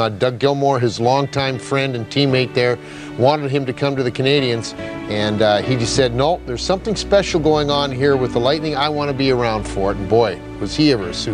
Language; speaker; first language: English; native; English